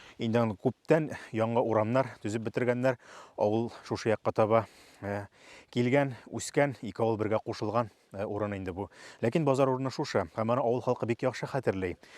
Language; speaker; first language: Tatar; native; Tatar